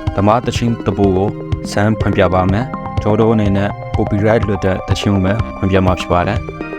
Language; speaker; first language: Burmese; non-native, local second language; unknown